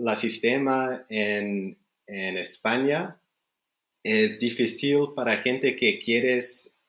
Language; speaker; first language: Spanish; non-native, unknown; Dutch